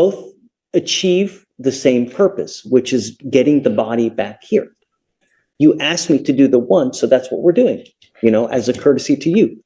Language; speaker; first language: English; native; English